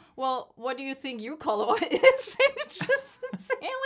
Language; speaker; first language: English; non-native, fluent; German